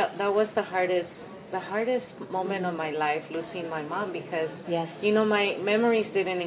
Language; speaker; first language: English; early bilingual, other home language; Spanish